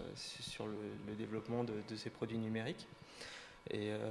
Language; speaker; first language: French; native; French